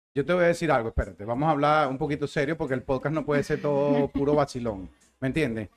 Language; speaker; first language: Spanish; native; Spanish